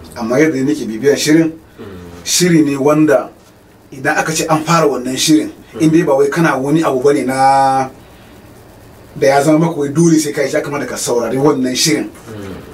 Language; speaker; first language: Hausa; non-native, local second language; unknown